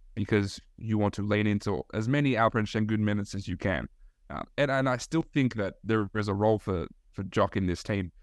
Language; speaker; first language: English; early bilingual, other home language; Turkish